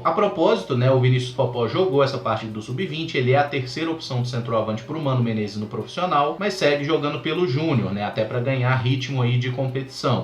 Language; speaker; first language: Portuguese; native; Portuguese